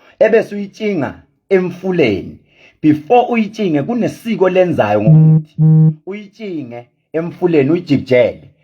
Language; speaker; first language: Zulu; native; Zulu